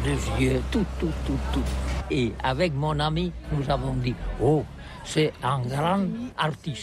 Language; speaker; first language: French; non-native, learner; Catalan